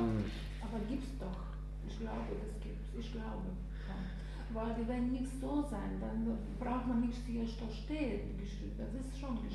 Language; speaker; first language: German; non-native, learner; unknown